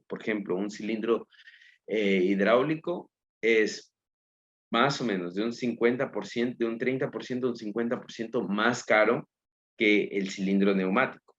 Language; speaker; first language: Spanish; native; Spanish